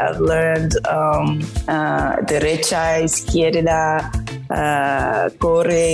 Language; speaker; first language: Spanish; non-native, learner; English